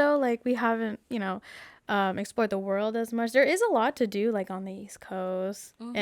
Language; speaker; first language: English; native; English